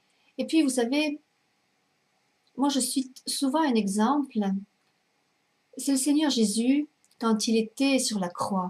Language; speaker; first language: French; native; French